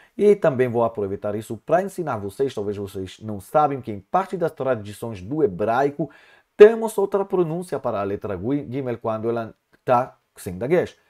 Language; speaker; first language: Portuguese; non-native, fluent; Hebrew